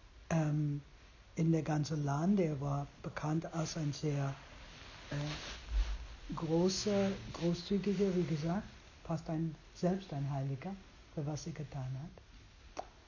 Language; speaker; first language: German; non-native, fluent; English